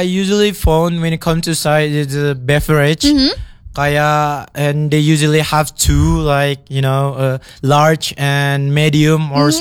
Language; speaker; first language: English; non-native, fluent; Indonesian